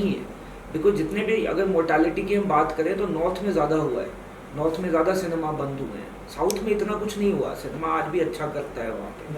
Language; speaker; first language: Hindi; native; Hindi